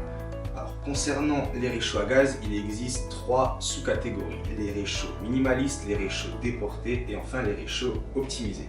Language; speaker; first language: French; native; French